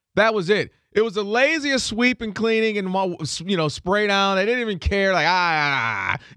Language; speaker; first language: English; native; English